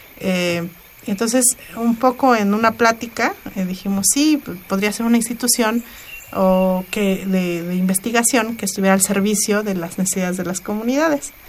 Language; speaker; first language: Spanish; non-native, local second language; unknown